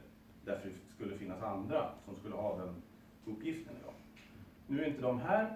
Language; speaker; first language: Swedish; native; Swedish